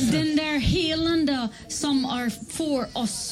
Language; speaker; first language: Swedish; non-native, fluent; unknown